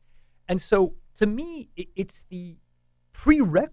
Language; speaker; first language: English; native; English